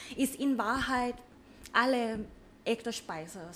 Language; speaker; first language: German; non-native, learner; Thai